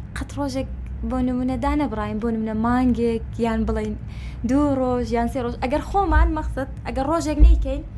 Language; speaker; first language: Central Kurdish; non-native, local second language; Kurdish